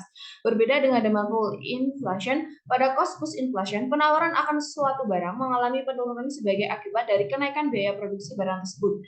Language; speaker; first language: Indonesian; native; Indonesian